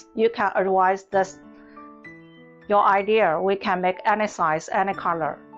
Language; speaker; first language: English; non-native, learner; Chinese